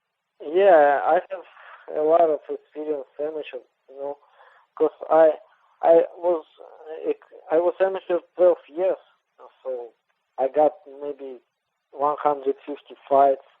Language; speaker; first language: English; non-native, learner; Russian